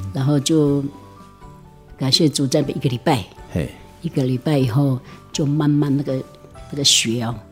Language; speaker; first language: Min Nan Chinese; non-native, local second language; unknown